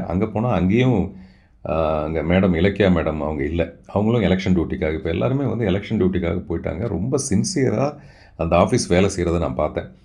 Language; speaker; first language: Tamil; non-native, local second language; Telugu